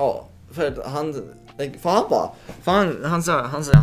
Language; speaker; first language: Swedish; native; Swedish